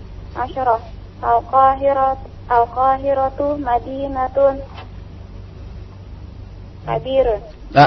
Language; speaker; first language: Arabic; non-native, learner; Indonesian